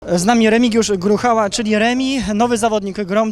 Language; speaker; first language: Polish; native; Polish